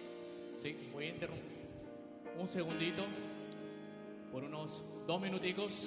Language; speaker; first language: Spanish; native; Spanish